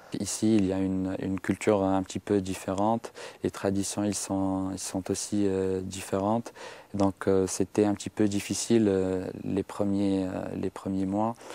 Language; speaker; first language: French; non-native, local second language; Arabic